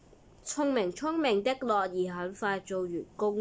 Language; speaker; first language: Chinese; non-native, learner; English